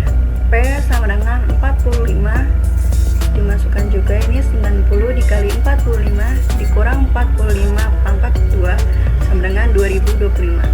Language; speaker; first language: Indonesian; native; Indonesian